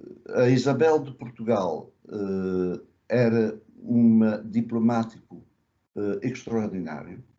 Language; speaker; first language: Portuguese; early bilingual, other home language; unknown